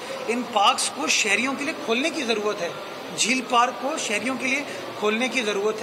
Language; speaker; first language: Urdu; native; Urdu